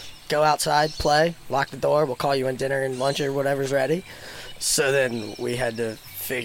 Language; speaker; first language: English; native; English